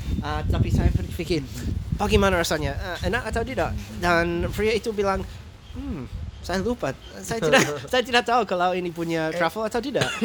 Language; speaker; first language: Indonesian; non-native, fluent; English